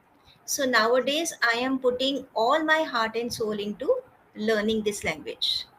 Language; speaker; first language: English; non-native, fluent; Hindi